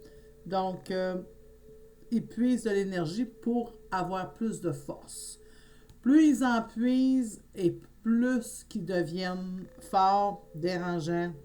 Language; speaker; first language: French; native; French